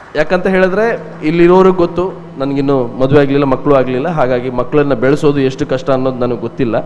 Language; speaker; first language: Kannada; native; Kannada